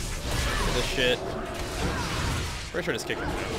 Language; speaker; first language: English; native; English